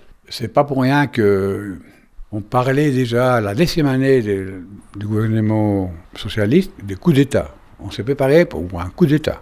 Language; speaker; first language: French; non-native, fluent; Spanish